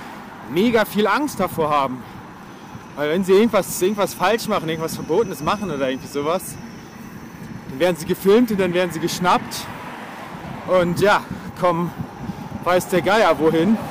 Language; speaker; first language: German; native; German